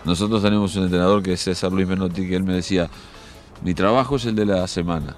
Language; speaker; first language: Spanish; native; Spanish